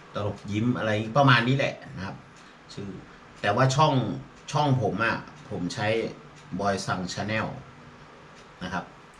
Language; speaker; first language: Thai; native; Thai